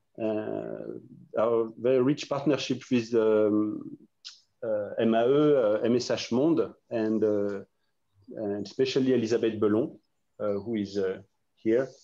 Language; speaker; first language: English; non-native, fluent; French